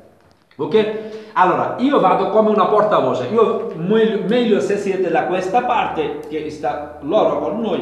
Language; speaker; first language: Italian; non-native, learner; Bangla